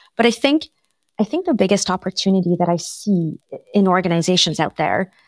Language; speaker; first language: English; non-native, fluent; French